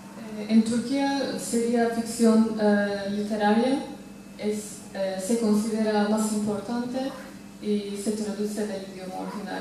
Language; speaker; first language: Spanish; non-native, fluent; Turkish